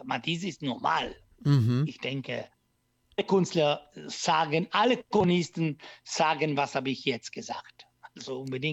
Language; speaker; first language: German; non-native, learner; Italian